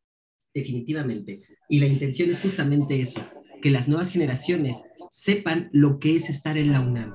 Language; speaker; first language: Spanish; native; Spanish